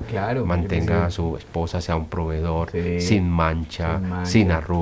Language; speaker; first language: Spanish; native; Spanish